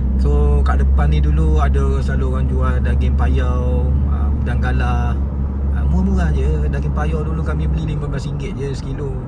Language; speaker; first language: Malay; native; Malay